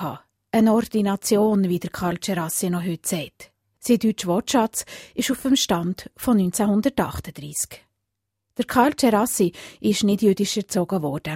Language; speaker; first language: German; native; German